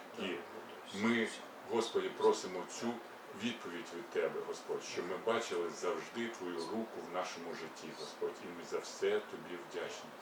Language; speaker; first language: Ukrainian; native; Ukrainian